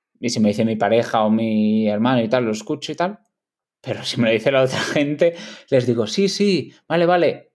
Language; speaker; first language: Spanish; non-native, local second language; Catalan